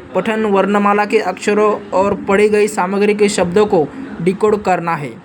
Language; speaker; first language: Hindi; non-native, local second language; Marathi